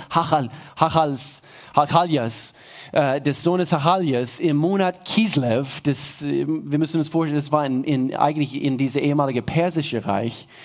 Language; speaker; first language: German; non-native, fluent; English